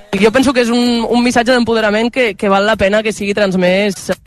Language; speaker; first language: Catalan; non-native, local second language; Occitan